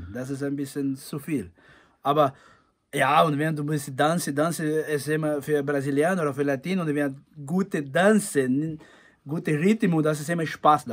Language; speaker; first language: German; non-native, learner; Portuguese